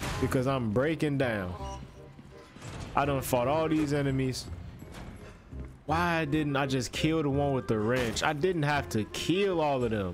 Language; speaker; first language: English; native; English